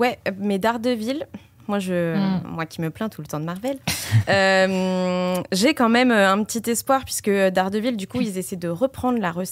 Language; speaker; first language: French; native; French